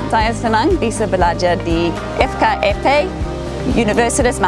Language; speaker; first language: Indonesian; non-native, learner; English